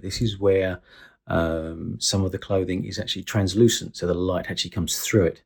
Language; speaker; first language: English; native; English